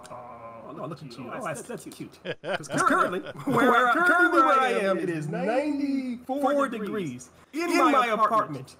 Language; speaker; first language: English; native; English